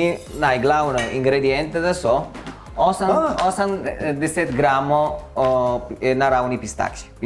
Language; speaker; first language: Slovenian; non-native, learner; Italian